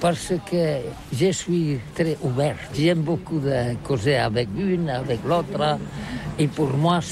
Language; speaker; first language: French; non-native, learner; Catalan